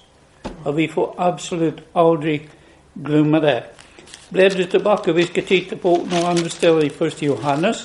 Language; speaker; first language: Swedish; non-native, fluent; English